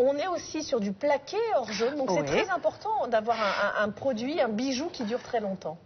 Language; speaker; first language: French; native; French